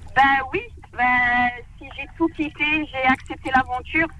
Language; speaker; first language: French; non-native, local second language; Arabic